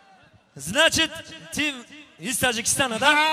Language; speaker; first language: Russian; non-native, local second language; Tajik